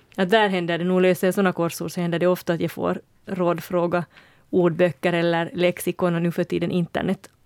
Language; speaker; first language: Swedish; native; Swedish